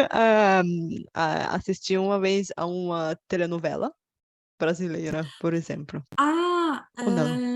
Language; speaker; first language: Portuguese; non-native, fluent; Bulgarian